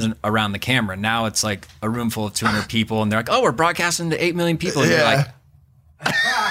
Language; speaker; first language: English; native; English